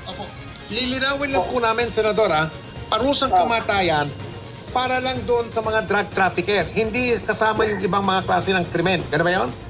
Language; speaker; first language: Filipino; native; Filipino